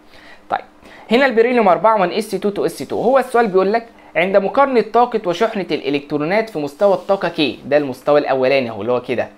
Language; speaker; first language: Arabic; native; Arabic